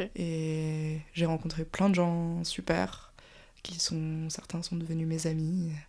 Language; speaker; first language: French; native; French